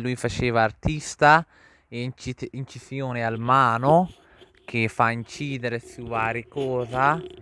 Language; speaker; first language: Italian; non-native, learner; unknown